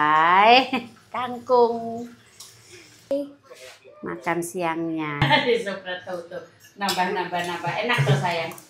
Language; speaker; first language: Indonesian; non-native, local second language; Javanese